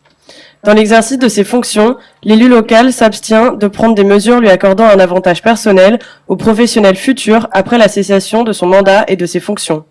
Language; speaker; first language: French; native; French